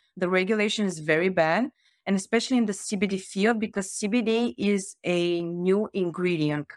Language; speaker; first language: English; non-native, fluent; Bulgarian